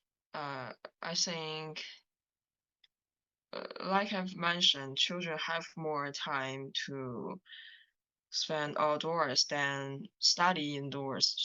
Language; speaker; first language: English; non-native, learner; Chinese